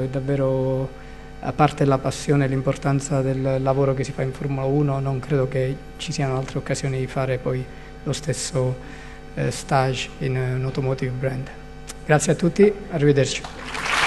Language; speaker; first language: Italian; native; Italian